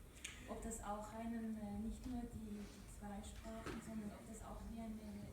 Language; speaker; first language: German; non-native, fluent; French